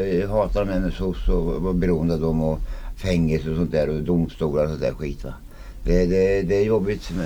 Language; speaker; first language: Swedish; early bilingual, other home language; Finnish